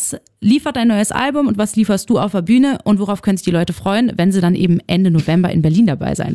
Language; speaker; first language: German; native; German